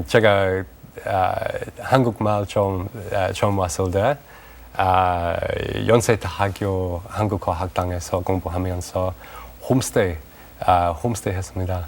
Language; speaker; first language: Korean; non-native, learner; English